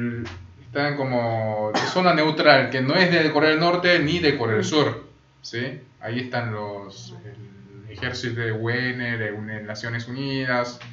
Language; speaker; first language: Spanish; early bilingual, other home language; Korean